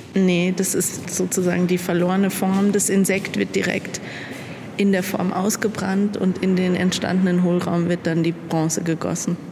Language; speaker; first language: German; native; German